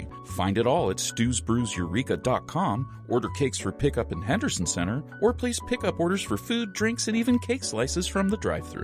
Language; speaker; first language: English; native; English